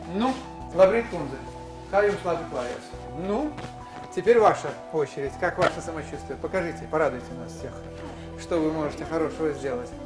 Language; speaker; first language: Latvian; non-native, local second language; Russian